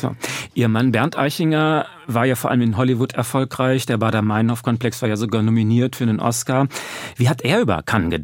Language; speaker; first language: German; native; German